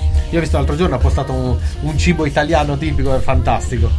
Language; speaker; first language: Italian; native; Italian